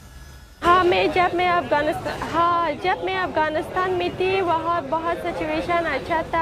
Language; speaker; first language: Hindi; non-native, learner; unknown